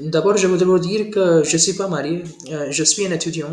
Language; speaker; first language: French; non-native, learner; Hindi